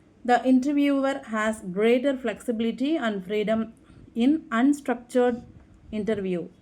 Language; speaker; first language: English; non-native, local second language; Tamil